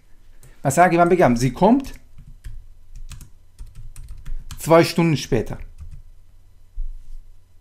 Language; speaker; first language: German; non-native, fluent; Persian